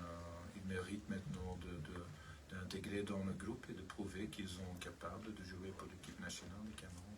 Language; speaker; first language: French; non-native, learner; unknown